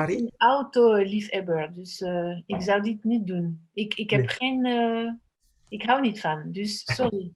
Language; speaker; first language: Dutch; non-native, fluent; French